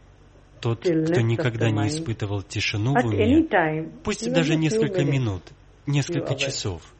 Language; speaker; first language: Russian; native; Russian